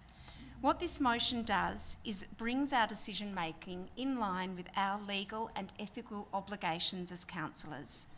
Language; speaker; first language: English; native; English